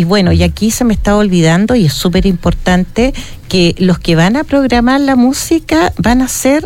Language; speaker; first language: Spanish; native; Spanish